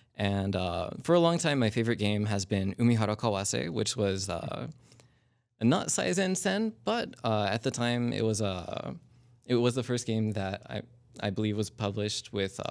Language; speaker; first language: English; native; English